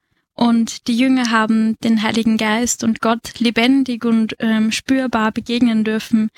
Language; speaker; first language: German; native; German